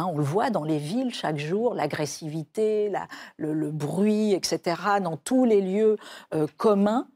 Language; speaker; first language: French; native; French